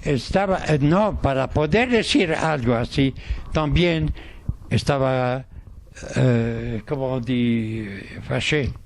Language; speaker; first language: Spanish; non-native, fluent; Arabic